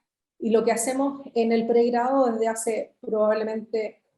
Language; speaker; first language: Spanish; native; Spanish